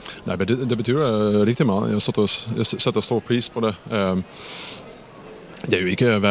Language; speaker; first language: Danish; non-native, fluent; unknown